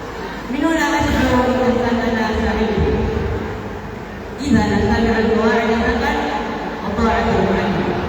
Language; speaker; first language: Arabic; non-native, learner; Indonesian